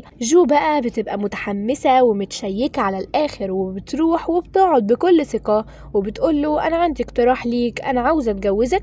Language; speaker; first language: Arabic; native; Arabic